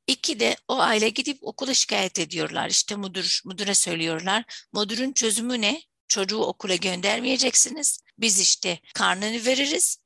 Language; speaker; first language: Turkish; non-native, fluent; Arabic